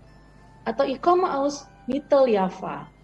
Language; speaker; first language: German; non-native, fluent; Indonesian